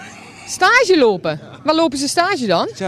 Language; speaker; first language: Dutch; native; Dutch